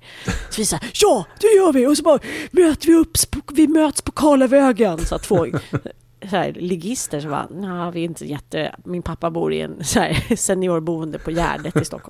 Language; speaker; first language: Swedish; native; Swedish